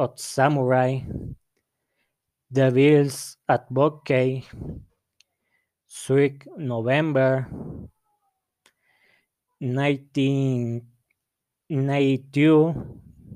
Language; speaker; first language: English; non-native, learner; Spanish